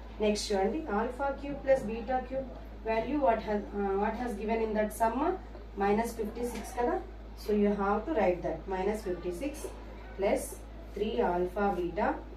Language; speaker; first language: English; non-native, local second language; Telugu